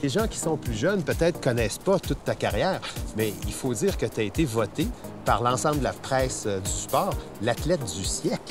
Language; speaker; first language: French; native; French